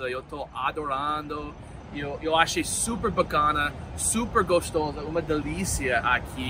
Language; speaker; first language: Portuguese; non-native, fluent; English